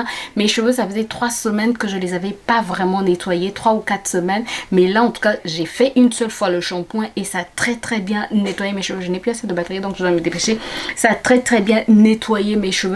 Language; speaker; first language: French; native; French